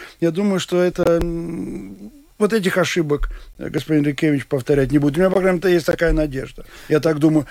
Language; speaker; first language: Russian; non-native, local second language; Latvian